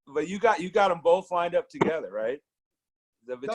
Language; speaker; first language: English; native; English